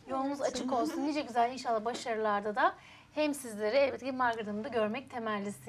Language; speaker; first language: Turkish; native; Turkish